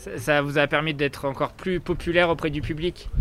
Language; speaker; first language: French; native; French